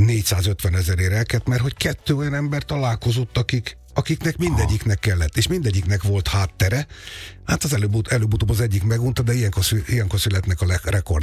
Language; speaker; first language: Hungarian; native; Hungarian